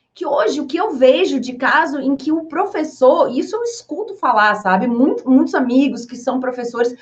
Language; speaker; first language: Portuguese; early bilingual, other home language; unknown